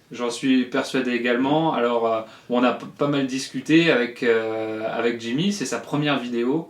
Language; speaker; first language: French; native; French